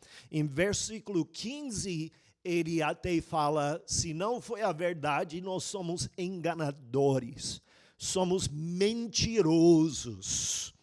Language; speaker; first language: Portuguese; non-native, fluent; English